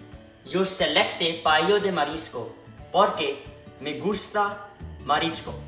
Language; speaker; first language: Spanish; non-native, learner; English